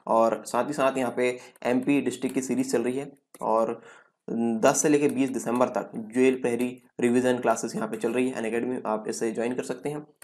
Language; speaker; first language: Hindi; native; Hindi